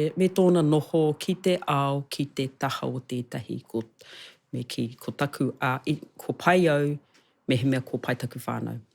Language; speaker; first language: Māori; non-native, local second language; English